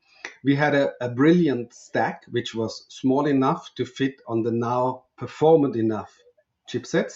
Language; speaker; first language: English; non-native, fluent; German